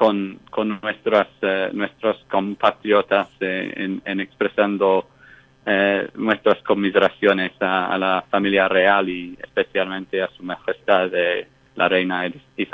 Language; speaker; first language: Spanish; non-native, fluent; English